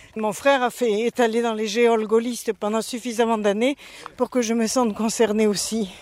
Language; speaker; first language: French; native; French